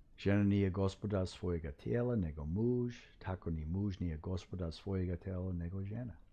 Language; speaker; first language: Croatian; early bilingual, heritage; Croatian